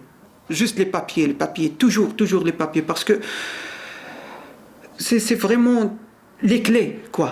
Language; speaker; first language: French; non-native, learner; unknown